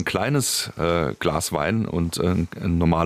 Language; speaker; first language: German; native; German